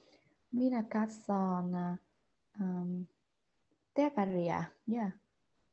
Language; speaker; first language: Finnish; non-native, learner; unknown